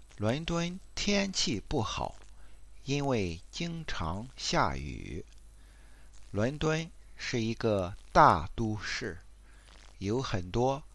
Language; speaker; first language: Chinese; non-native, learner; English